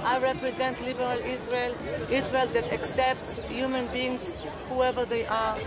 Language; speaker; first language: English; native; English